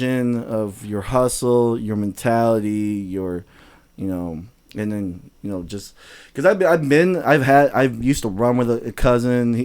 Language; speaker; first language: English; native; English